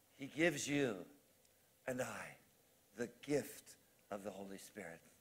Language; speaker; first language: English; native; English